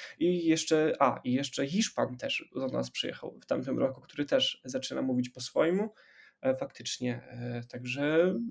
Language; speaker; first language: Polish; non-native, local second language; Ukrainian